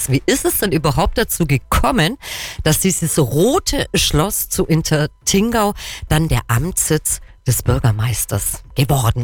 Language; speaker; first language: German; native; German